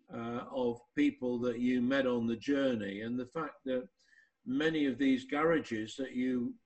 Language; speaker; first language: English; native; English